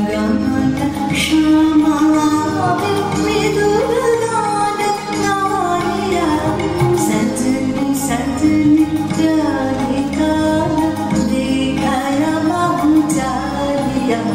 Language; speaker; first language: Russian; native; Russian